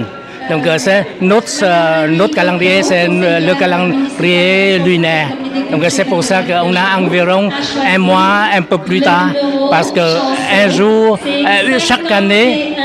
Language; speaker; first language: French; non-native, fluent; Vietnamese